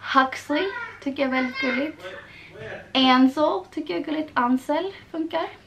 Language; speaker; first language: Swedish; early bilingual, heritage; Swedish